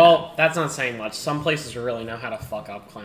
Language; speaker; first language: English; native; English